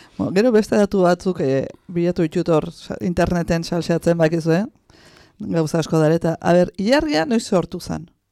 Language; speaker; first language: Basque; native; Basque